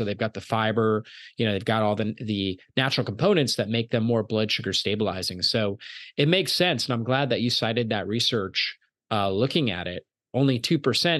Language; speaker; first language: English; native; English